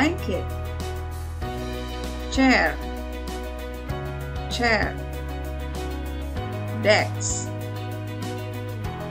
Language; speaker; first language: English; non-native, fluent; Indonesian